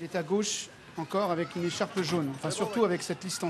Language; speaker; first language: French; native; French